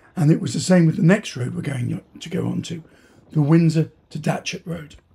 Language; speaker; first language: English; native; English